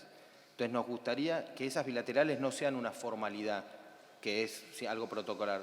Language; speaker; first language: Spanish; native; Spanish